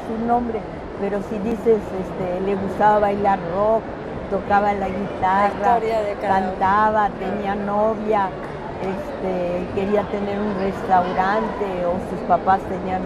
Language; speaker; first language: Spanish; early bilingual, other home language; French